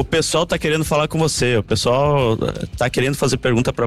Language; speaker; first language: Portuguese; native; Portuguese